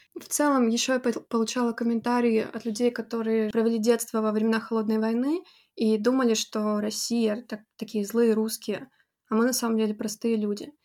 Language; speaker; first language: Russian; native; Russian